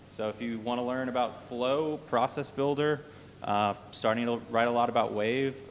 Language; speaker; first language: English; native; English